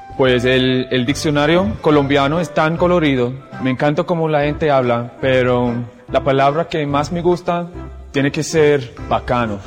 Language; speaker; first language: Spanish; non-native, fluent; English